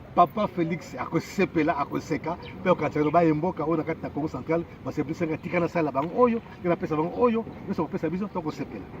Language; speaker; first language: Lingala; non-native, local second language; Kongo